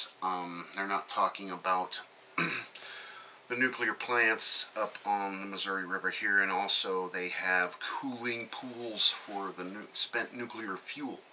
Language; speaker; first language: English; native; English